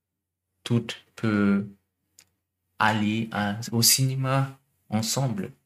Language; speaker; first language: French; non-native, learner; German